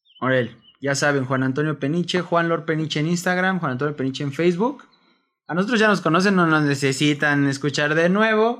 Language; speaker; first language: Spanish; native; Spanish